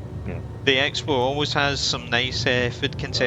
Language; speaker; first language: English; native; English